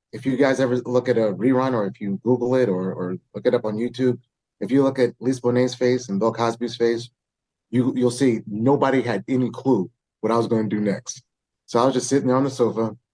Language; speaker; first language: English; native; English